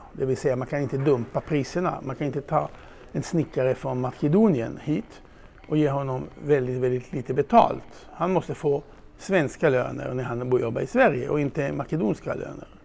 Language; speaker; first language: Swedish; non-native, fluent; Hebrew